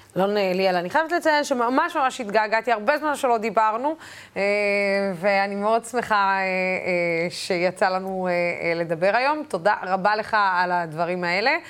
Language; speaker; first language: Hebrew; non-native, local second language; Arabic